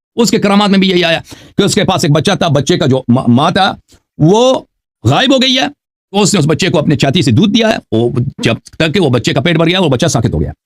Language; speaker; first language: Urdu; non-native, fluent; Persian